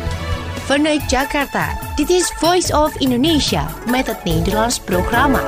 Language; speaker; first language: Dutch; non-native, fluent; Indonesian